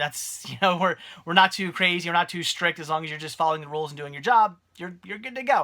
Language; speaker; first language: English; native; English